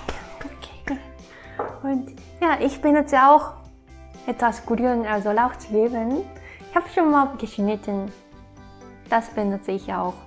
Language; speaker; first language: German; non-native, learner; Japanese